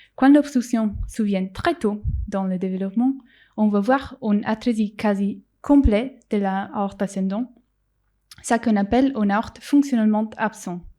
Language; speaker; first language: French; non-native, fluent; Italian